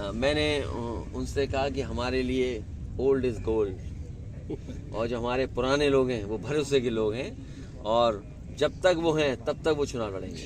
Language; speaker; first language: Hindi; native; Hindi